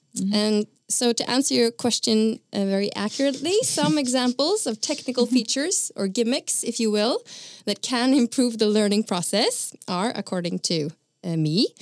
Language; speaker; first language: English; non-native, fluent; Norwegian